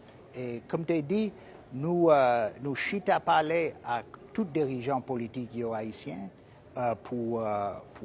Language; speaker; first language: Haitian Creole; non-native, fluent; English